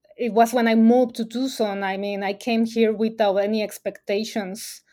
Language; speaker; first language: English; non-native, fluent; Spanish